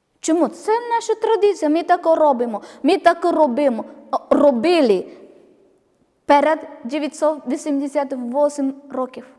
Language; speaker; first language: Ukrainian; non-native, learner; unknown